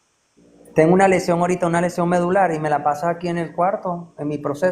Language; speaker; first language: Spanish; native; Spanish